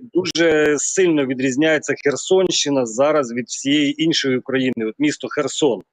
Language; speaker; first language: Ukrainian; native; Ukrainian